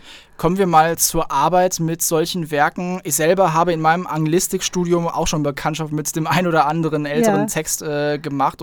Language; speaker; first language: German; native; German